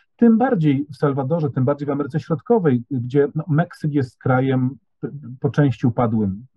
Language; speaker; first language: Polish; native; Polish